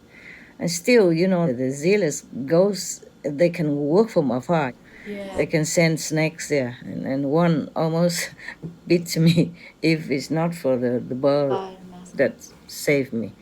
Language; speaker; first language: English; non-native, fluent; Vietnamese